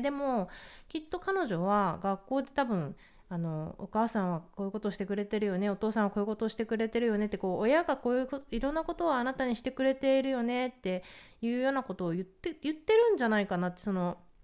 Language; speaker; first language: Japanese; native; Japanese